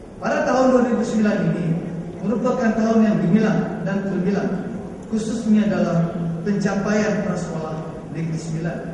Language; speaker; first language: Malay; native; Malay